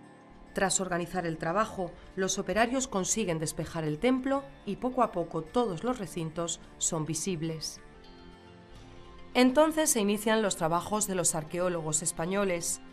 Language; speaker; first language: Spanish; native; Spanish